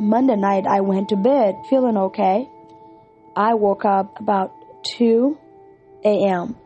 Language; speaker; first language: English; non-native, fluent; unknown